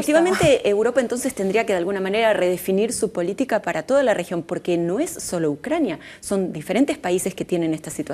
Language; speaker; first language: Spanish; native; Spanish